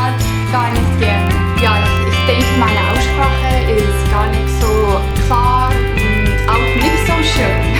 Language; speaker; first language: German; non-native, fluent; English